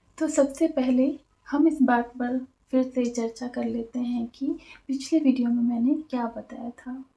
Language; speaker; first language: Hindi; native; Hindi